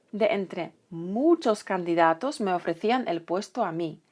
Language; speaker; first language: Spanish; non-native, fluent; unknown